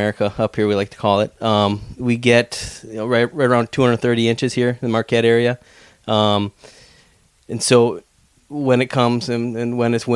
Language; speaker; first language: English; native; English